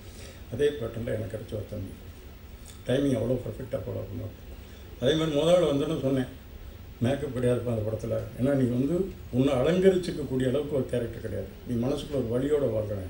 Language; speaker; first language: Tamil; native; Tamil